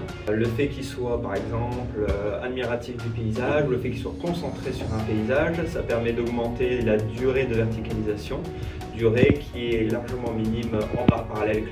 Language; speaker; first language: French; native; French